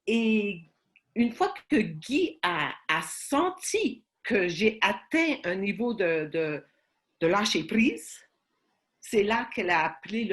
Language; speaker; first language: French; non-native, fluent; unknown